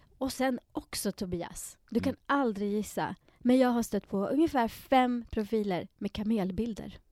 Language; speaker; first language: Swedish; early bilingual, other home language; Persian